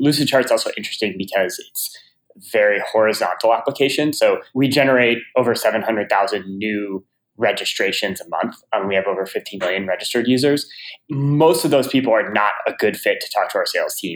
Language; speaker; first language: English; native; English